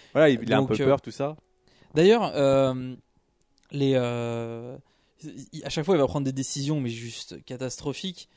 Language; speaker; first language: French; native; French